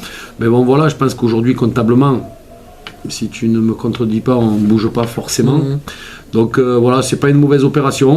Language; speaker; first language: French; native; French